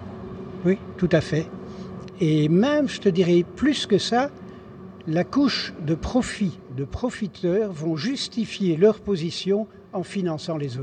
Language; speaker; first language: French; native; French